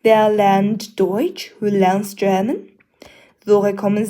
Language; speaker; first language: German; non-native, learner; Mongolian